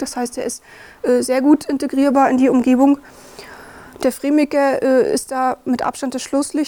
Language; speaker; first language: German; native; German